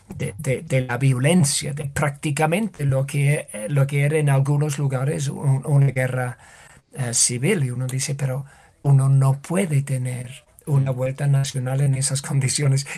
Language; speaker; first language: Spanish; non-native, fluent; English